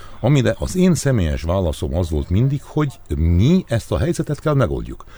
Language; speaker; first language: Hungarian; native; Hungarian